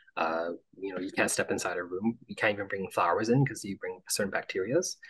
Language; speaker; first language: English; native; English